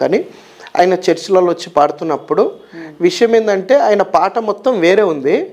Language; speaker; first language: Telugu; native; Telugu